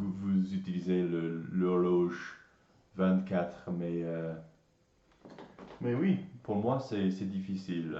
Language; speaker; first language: French; non-native, learner; English